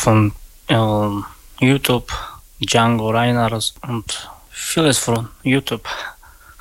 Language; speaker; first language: German; non-native, learner; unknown